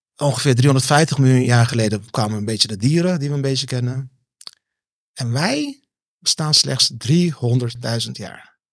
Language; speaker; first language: Dutch; early bilingual, other home language; Turkish